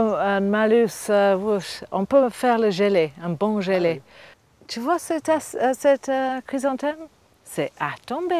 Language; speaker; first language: French; non-native, fluent; English